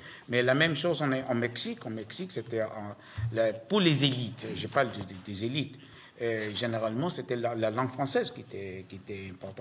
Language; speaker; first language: French; non-native, learner; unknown